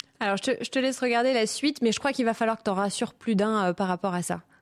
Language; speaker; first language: French; native; French